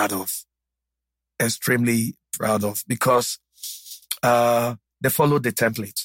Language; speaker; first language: English; non-native, local second language; Yoruba